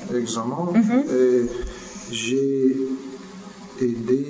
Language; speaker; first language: French; non-native, learner; Russian